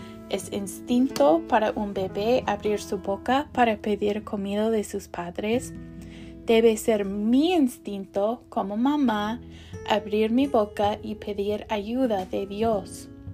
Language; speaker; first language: Spanish; non-native, learner; English